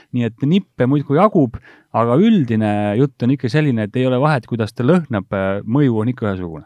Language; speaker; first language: Estonian; native; Estonian